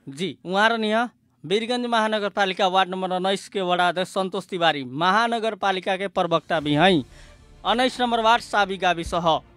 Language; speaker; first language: Bhojpuri; native; Bhojpuri